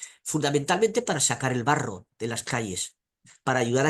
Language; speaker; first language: Spanish; native; Spanish